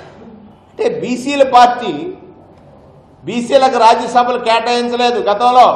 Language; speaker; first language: Telugu; native; Telugu